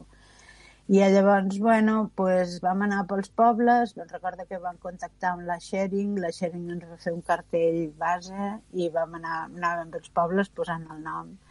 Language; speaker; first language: Catalan; native; Catalan